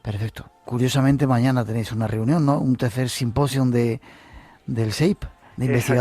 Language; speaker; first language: Spanish; native; Spanish